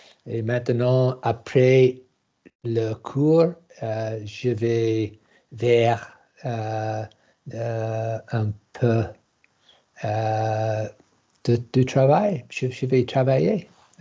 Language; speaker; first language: French; non-native, learner; English